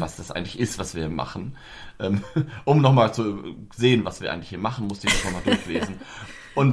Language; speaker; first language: German; native; German